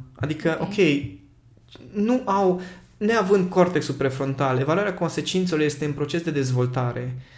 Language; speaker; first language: Romanian; non-native, local second language; Hungarian